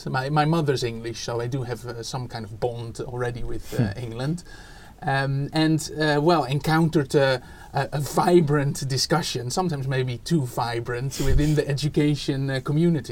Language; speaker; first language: English; non-native, fluent; Dutch